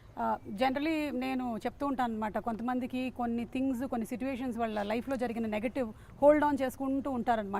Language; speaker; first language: Telugu; native; Telugu